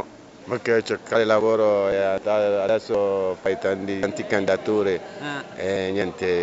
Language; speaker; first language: Italian; non-native, learner; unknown